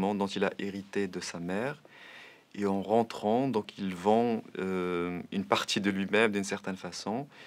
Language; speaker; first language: French; non-native, local second language; Arabic